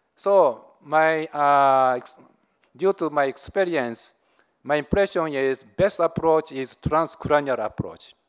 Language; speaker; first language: English; non-native, learner; Japanese